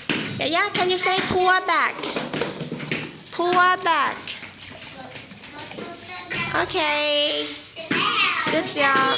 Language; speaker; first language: English; non-native, fluent; Thai